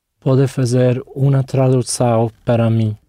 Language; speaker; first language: Portuguese; non-native, learner; English